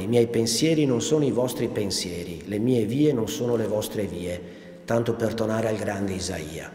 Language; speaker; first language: Italian; native; Italian